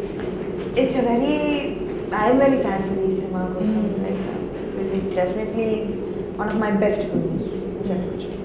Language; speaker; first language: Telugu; non-native, local second language; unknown